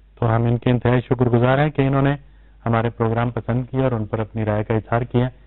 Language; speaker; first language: Urdu; native; Urdu